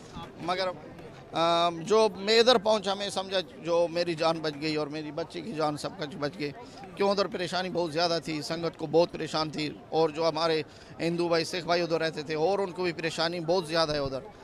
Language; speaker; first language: Hindi; non-native, fluent; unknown